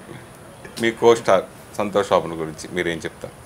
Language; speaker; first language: Telugu; native; Telugu